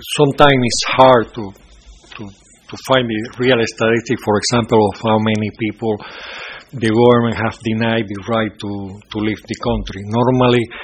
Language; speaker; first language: English; non-native, fluent; Spanish